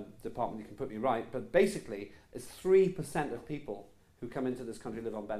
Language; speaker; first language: English; non-native, local second language; Estonian